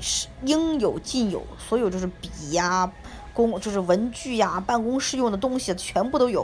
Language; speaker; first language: Chinese; native; Chinese